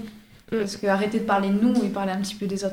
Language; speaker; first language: French; native; French